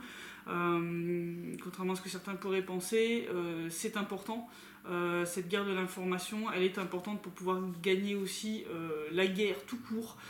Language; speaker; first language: French; native; French